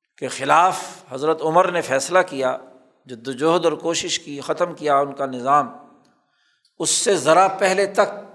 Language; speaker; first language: Urdu; non-native, local second language; Punjabi